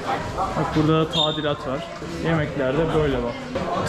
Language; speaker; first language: Turkish; native; Turkish